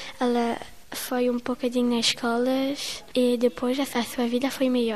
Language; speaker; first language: Portuguese; early bilingual, heritage; French